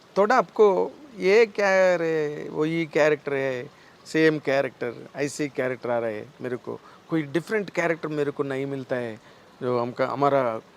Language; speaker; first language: Hindi; non-native, local second language; Telugu